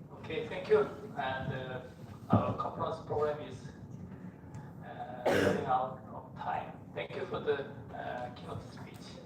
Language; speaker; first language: English; non-native, fluent; Korean